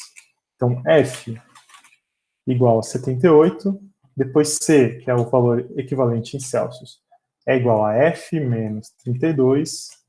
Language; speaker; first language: Portuguese; native; Portuguese